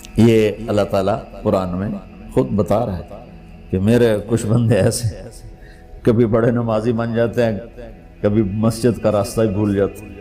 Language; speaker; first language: Urdu; non-native, local second language; Punjabi